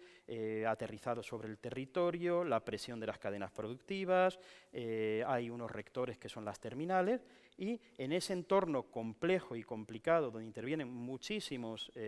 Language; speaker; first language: Spanish; native; Spanish